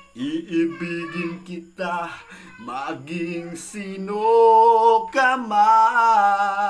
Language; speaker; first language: Filipino; non-native, local second language; Cebuano